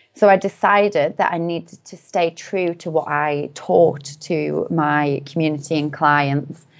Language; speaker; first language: English; native; English